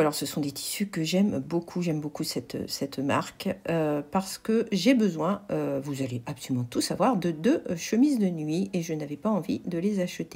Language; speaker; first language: French; native; French